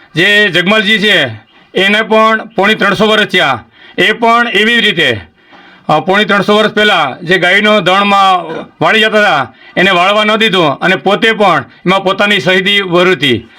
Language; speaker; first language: Gujarati; native; Gujarati